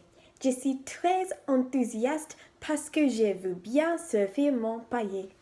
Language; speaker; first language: French; non-native, fluent; English